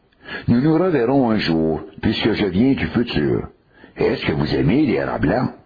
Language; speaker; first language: French; native; French